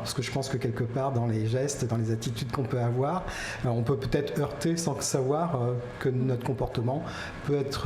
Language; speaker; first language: French; native; French